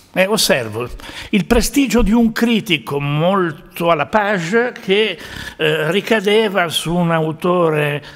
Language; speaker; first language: Italian; native; Italian